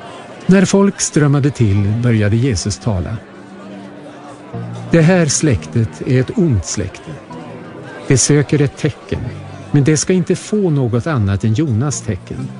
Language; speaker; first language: Swedish; native; Swedish